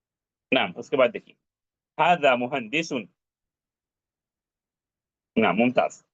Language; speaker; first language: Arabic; non-native, fluent; Urdu